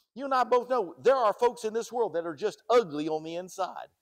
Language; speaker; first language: English; native; English